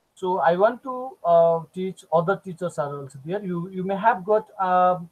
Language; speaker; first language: English; non-native, local second language; Nepali